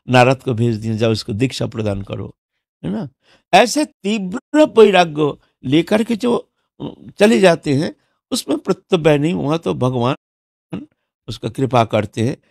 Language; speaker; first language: Hindi; non-native, local second language; Bangla